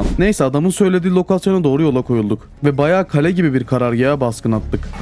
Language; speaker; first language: Turkish; native; Turkish